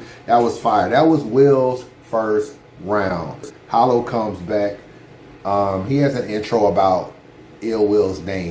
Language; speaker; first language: English; native; English